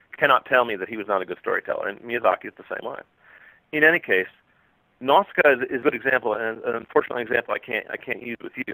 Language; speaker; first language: English; native; English